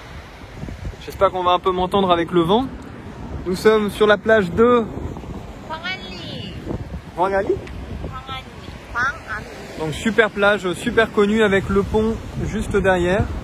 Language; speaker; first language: French; native; French